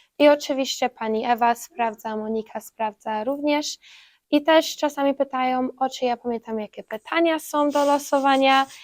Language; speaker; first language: Polish; early bilingual, heritage; Polish